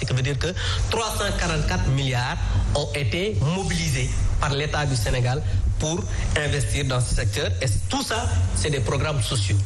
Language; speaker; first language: French; non-native, local second language; Wolof